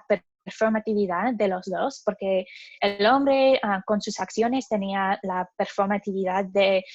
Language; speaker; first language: Spanish; non-native, learner; English